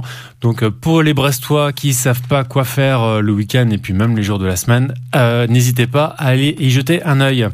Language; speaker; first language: French; native; French